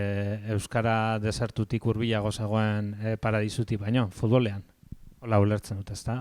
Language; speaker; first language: Basque; native; Basque